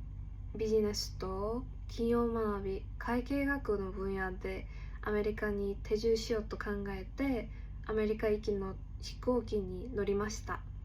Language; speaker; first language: Japanese; non-native, learner; Korean